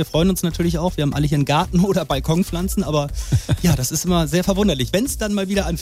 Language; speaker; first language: German; native; German